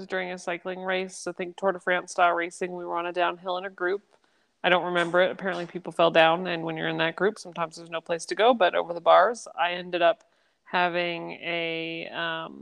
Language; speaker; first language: English; native; English